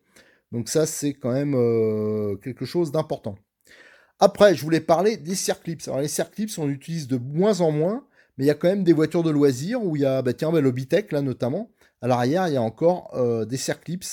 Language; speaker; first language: French; native; French